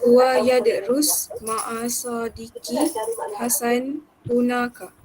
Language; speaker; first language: Arabic; non-native, learner; Malay